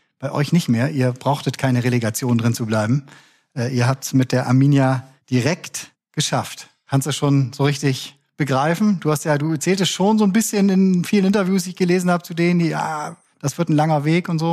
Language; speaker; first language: German; native; German